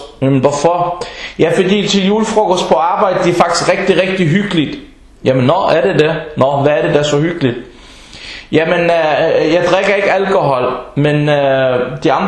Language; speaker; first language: Danish; early bilingual, other home language; Arabic